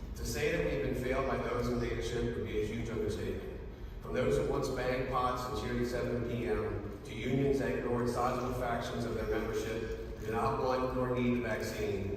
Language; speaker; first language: English; native; English